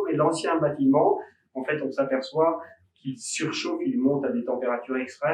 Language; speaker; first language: French; native; French